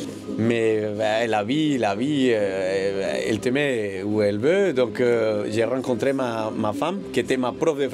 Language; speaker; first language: French; non-native, fluent; Spanish